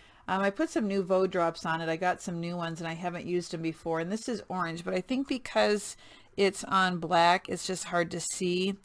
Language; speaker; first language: English; native; English